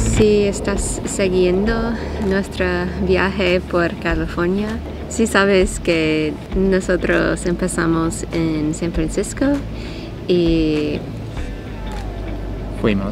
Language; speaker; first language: Spanish; non-native, learner; English